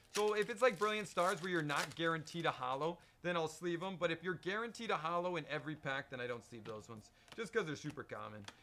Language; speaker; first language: English; native; English